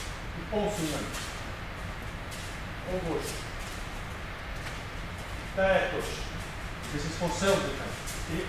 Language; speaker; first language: English; non-native, learner; Russian